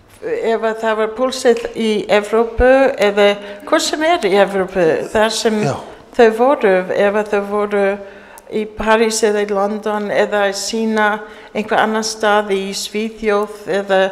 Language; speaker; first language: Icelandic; early bilingual, heritage; English